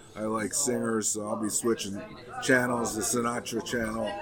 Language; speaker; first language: English; native; English